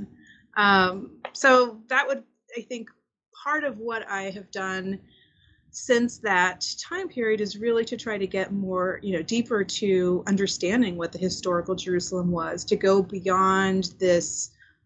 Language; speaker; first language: English; early bilingual, other home language; Spanish